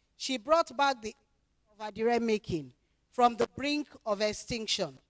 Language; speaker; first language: English; non-native, local second language; Yoruba